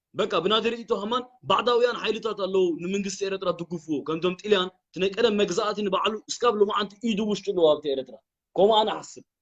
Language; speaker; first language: Tigrinya; early bilingual, heritage; Tigrinya